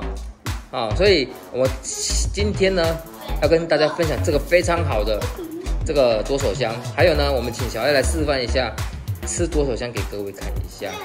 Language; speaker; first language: Chinese; native; Chinese